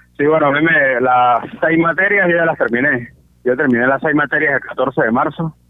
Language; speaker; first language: Spanish; native; Spanish